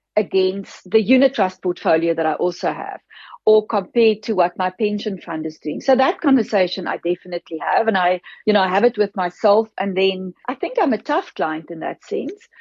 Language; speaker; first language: English; non-native, local second language; Afrikaans